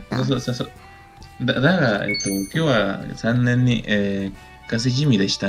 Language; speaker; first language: Japanese; non-native, learner; Spanish